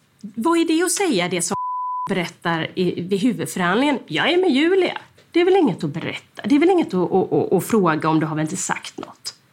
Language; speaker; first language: Swedish; native; Swedish